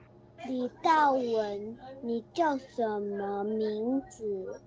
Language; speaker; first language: Chinese; early bilingual, heritage; Chinese